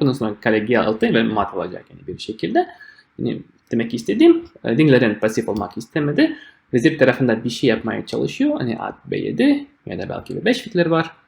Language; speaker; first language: Turkish; non-native, fluent; Russian